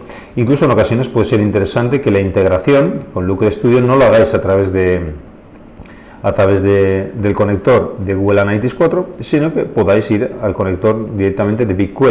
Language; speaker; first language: Spanish; native; Spanish